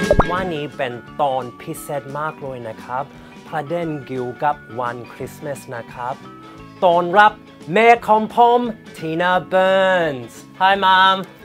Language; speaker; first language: Thai; non-native, learner; English